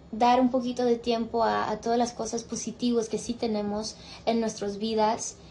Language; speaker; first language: Spanish; early bilingual, other home language; English